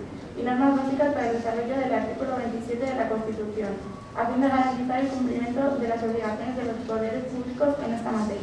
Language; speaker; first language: Spanish; native; Spanish